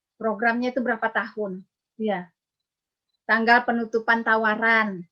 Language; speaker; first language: Indonesian; native; Indonesian